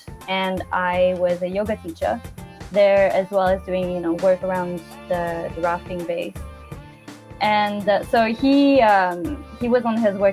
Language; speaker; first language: English; native; English